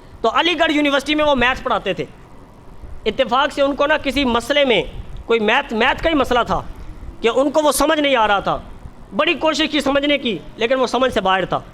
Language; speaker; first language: Urdu; native; Urdu